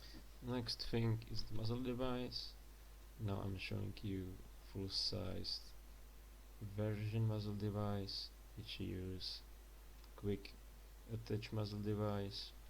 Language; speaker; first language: English; non-native, fluent; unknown